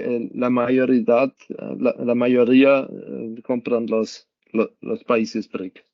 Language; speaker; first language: Spanish; non-native, learner; German